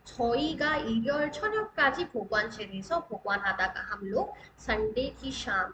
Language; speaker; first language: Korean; non-native, fluent; Hindi